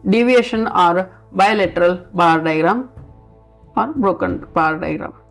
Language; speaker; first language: English; non-native, local second language; Kannada